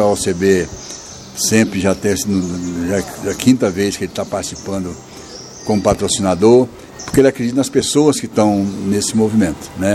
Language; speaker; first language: Portuguese; native; Portuguese